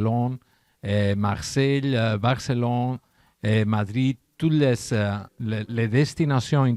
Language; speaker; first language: French; non-native, learner; Catalan